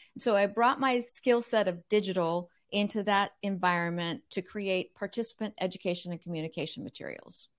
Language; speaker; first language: English; native; English